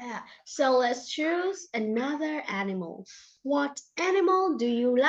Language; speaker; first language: English; non-native, fluent; Vietnamese